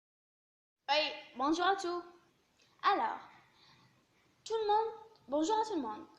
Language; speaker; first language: French; non-native, local second language; Arabic